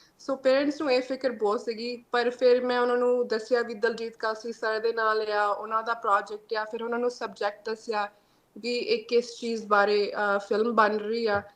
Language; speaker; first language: Punjabi; early bilingual, heritage; Punjabi